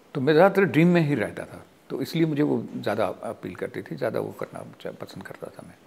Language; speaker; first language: Hindi; native; Hindi